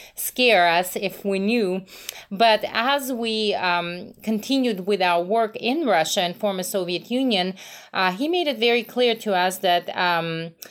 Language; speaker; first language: English; non-native, fluent; Russian